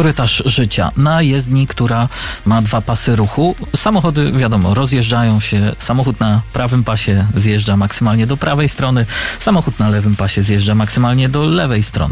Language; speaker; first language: Polish; native; Polish